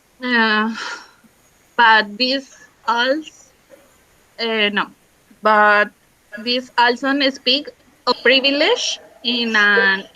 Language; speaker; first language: English; non-native, learner; Spanish